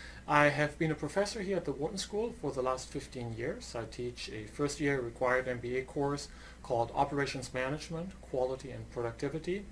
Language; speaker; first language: English; non-native, fluent; German